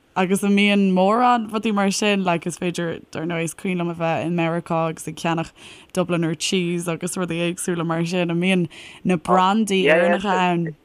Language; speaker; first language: Irish; native; Irish